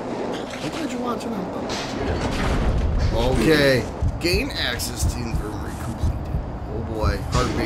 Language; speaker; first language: English; native; English